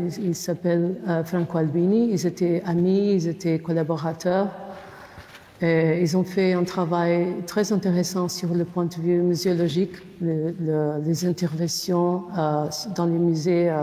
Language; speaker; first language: French; non-native, fluent; Portuguese